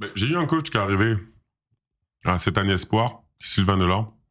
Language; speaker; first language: French; native; French